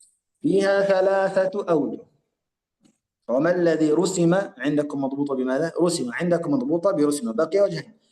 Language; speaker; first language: Arabic; native; Arabic